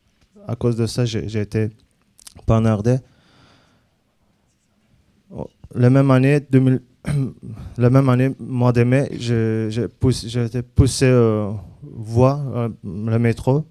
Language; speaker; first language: French; non-native, learner; Azerbaijani